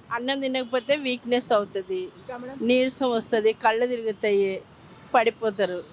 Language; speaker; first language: Telugu; native; Telugu